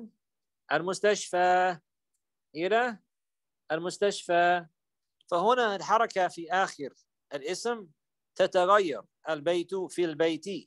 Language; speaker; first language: Arabic; non-native, fluent; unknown